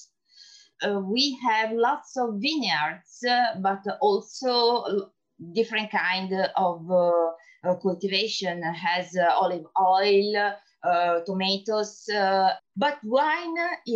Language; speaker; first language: English; non-native, fluent; Italian